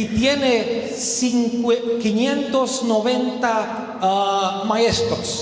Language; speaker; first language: Spanish; non-native, learner; Romanian